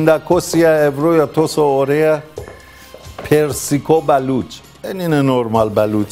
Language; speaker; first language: Greek; non-native, learner; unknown